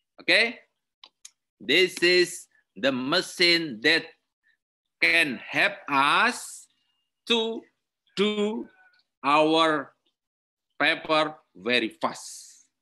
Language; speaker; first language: English; non-native, learner; Indonesian